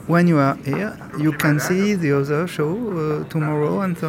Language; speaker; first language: English; non-native, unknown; French